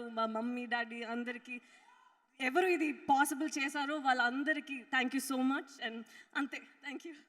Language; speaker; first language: Telugu; non-native, fluent; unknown